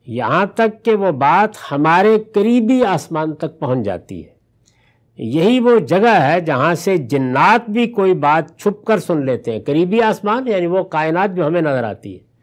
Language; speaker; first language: Urdu; non-native, local second language; Punjabi